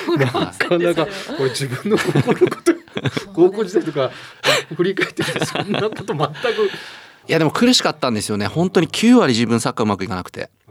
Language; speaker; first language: Japanese; native; Japanese